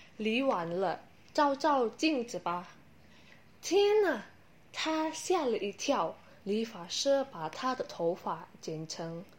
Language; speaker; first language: Chinese; non-native, learner; Indonesian